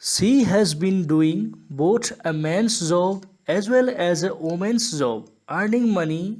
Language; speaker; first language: English; non-native, local second language; Assamese